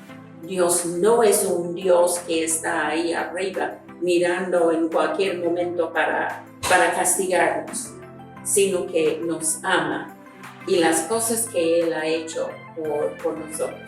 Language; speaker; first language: Spanish; non-native, fluent; English